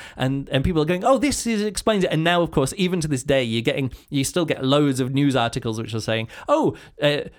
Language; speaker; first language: English; native; English